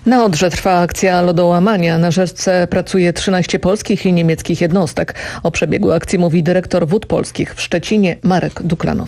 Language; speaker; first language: Polish; native; Polish